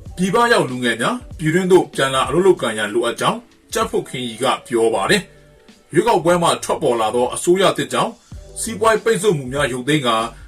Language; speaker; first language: Burmese; native; Burmese